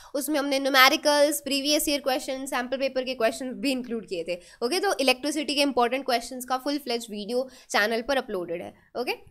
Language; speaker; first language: Hindi; native; Hindi